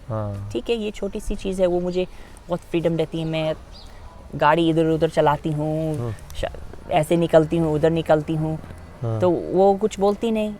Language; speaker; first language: Hindi; non-native, fluent; English